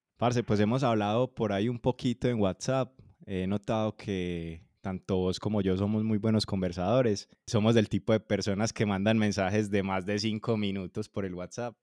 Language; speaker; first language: Spanish; native; Spanish